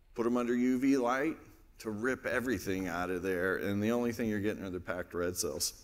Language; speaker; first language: English; native; English